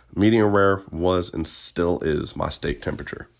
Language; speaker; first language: English; native; English